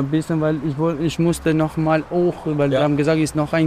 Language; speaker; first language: German; non-native, learner; Albanian